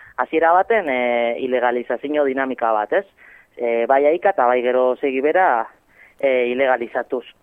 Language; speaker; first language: Basque; native; Basque